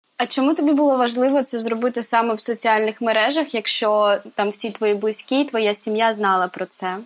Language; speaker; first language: Ukrainian; native; Ukrainian